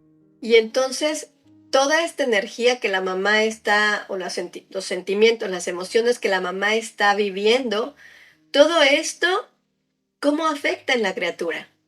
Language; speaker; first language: Spanish; native; Spanish